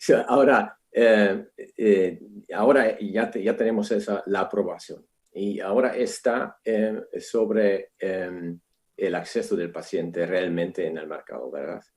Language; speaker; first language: Spanish; non-native, fluent; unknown